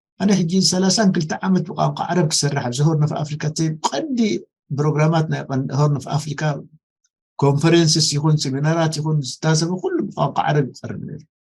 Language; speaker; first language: Tigrinya; non-native, local second language; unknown